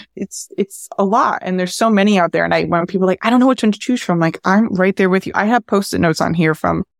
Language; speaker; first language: English; native; English